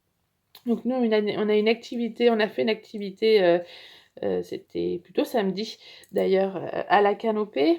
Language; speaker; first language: French; native; French